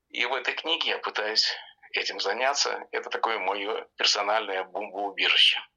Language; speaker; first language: Russian; native; Russian